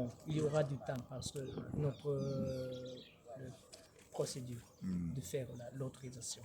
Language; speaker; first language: French; non-native, fluent; Japanese